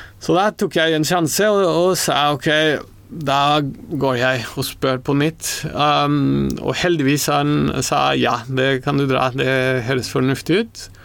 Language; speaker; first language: Norwegian; non-native, fluent; Spanish